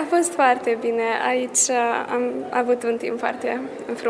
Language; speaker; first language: Romanian; early bilingual, heritage; Romanian